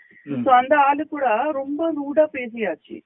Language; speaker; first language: Tamil; non-native, fluent; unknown